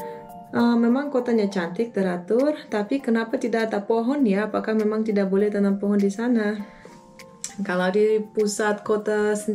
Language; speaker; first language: Indonesian; non-native, fluent; Russian